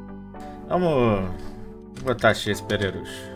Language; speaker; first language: Portuguese; native; Portuguese